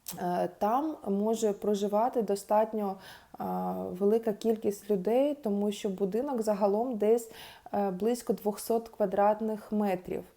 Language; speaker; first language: Ukrainian; non-native, local second language; Russian